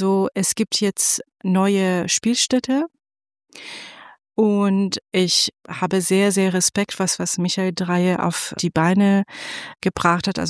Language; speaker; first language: German; non-native, fluent; Persian